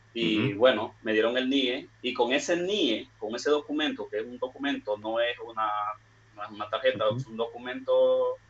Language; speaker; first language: Spanish; native; Spanish